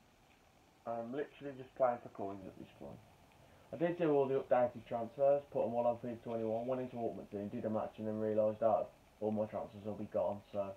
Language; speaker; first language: English; native; English